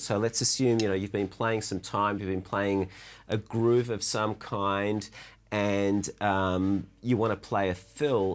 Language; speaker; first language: English; native; English